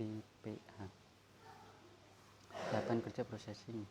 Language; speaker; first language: Indonesian; native; Indonesian